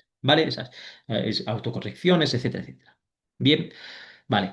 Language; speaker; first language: Spanish; native; Spanish